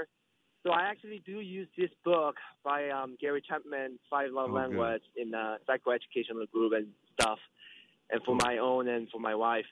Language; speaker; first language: English; non-native, fluent; Korean